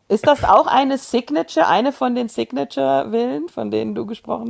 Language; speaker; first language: German; native; German